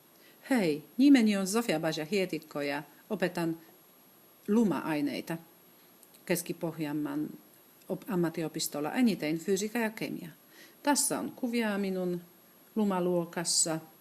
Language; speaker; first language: Finnish; non-native, fluent; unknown